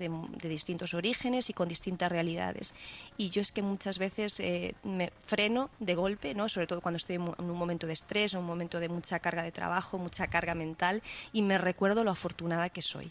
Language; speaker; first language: Spanish; native; Spanish